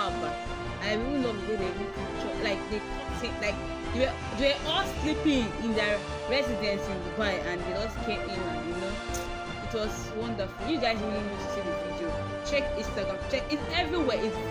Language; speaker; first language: English; non-native, local second language; Igbo